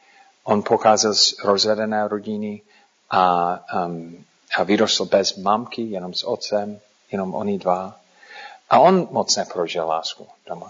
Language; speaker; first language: Czech; non-native, fluent; English